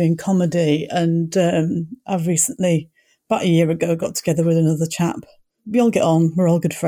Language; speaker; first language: English; native; English